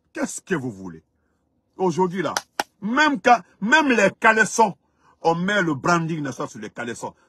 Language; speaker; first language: French; non-native, local second language; Fula